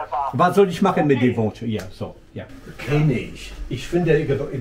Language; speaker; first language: German; non-native, learner; Polish